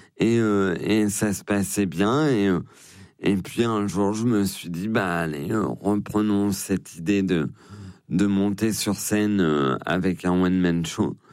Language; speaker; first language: French; native; French